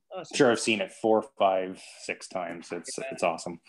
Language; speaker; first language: English; native; English